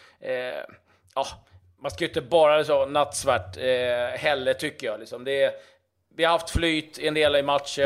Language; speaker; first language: Swedish; native; Swedish